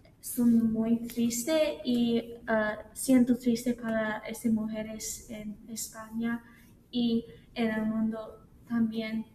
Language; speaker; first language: Spanish; non-native, learner; English